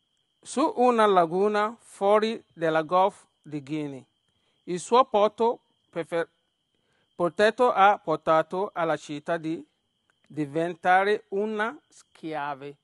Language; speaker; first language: Italian; non-native, learner; Yoruba